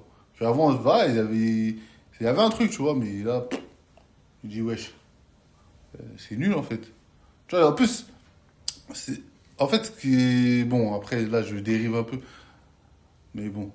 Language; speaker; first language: French; native; French